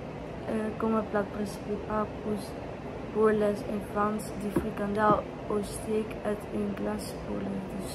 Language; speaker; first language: French; non-native, learner; Dutch